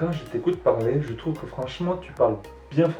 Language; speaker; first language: French; native; French